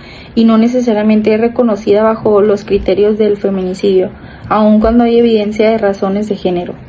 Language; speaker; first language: Spanish; native; Spanish